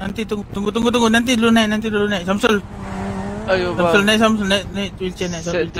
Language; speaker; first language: Malay; native; Malay